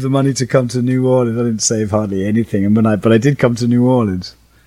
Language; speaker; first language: English; native; English